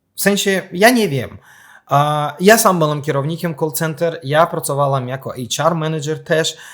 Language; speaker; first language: Polish; non-native, fluent; Azerbaijani